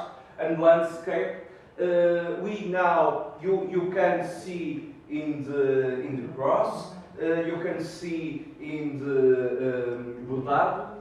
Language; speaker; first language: English; non-native, learner; Portuguese